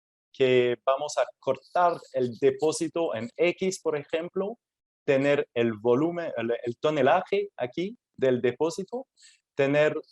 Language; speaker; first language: Spanish; non-native, fluent; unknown